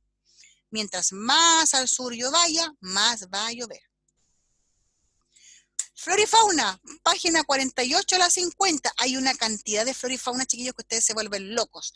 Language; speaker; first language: Spanish; native; Spanish